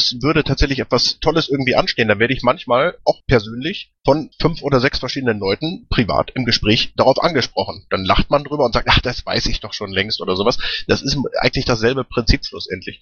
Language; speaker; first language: German; native; German